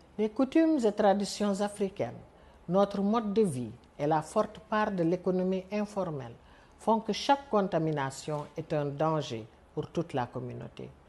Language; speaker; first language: French; non-native, local second language; Wolof